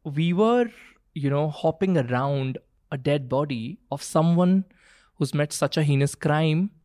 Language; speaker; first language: English; non-native, local second language; Punjabi